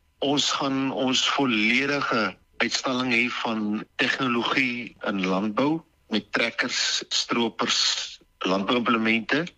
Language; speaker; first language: Afrikaans; native; Afrikaans